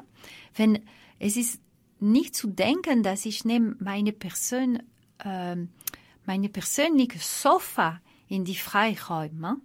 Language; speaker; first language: German; non-native, fluent; French